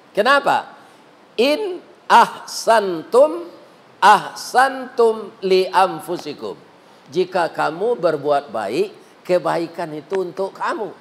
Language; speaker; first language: Malay; non-native, local second language; Minangkabau